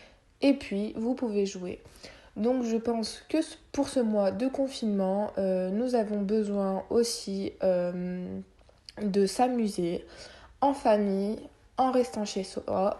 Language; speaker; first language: French; native; French